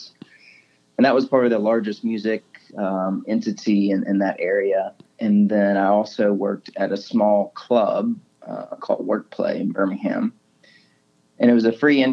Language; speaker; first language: English; native; English